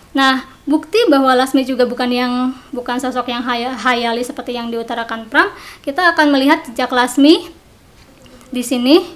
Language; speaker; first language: Indonesian; non-native, local second language; Sundanese